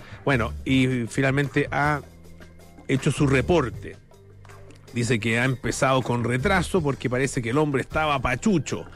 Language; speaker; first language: Spanish; native; Spanish